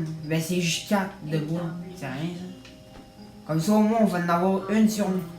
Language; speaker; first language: French; native; French